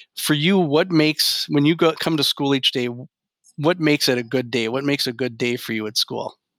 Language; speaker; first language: English; native; English